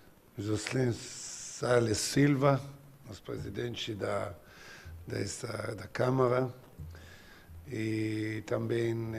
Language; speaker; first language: Portuguese; non-native, learner; Hebrew